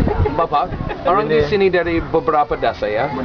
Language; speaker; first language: Indonesian; non-native, learner; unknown